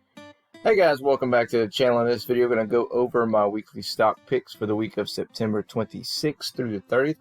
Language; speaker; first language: English; native; English